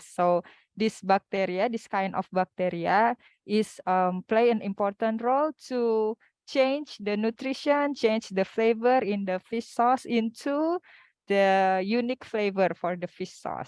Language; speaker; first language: English; non-native, fluent; Indonesian